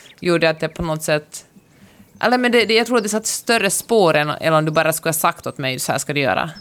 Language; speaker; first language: Swedish; native; Swedish